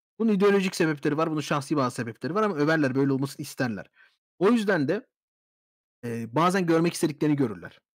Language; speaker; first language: Turkish; early bilingual, heritage; Turkish